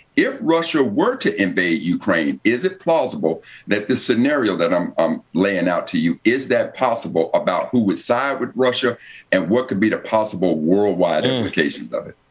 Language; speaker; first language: English; native; English